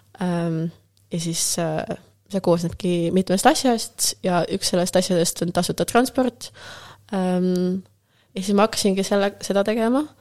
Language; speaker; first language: Estonian; non-native, local second language; Russian